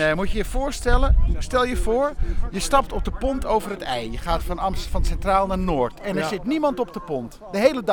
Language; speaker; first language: Dutch; native; Dutch